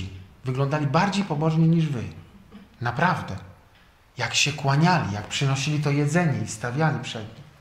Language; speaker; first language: Polish; native; Polish